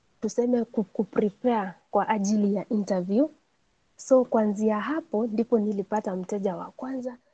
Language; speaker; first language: Swahili; non-native, local second language; Gusii